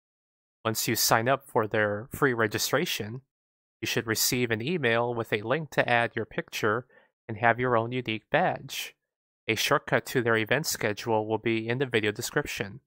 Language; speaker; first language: English; native; English